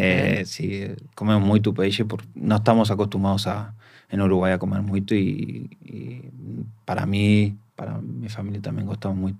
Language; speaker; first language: Portuguese; non-native, learner; Spanish